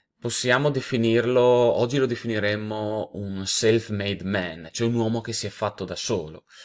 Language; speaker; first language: Italian; native; Italian